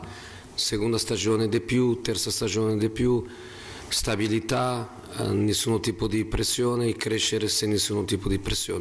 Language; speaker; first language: Italian; non-native, fluent; Portuguese